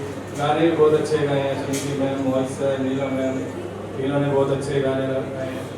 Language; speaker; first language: Hindi; native; Hindi